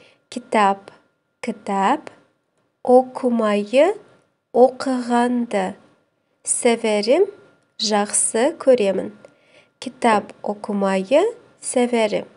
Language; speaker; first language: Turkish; non-native, fluent; Kazakh